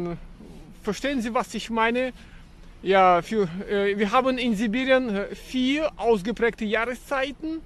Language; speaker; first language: German; non-native, fluent; Russian